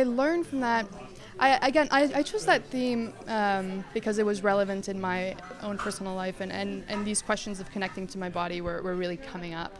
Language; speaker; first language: English; non-native, fluent; Spanish